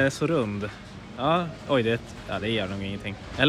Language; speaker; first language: Swedish; native; Swedish